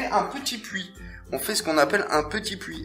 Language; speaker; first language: French; native; French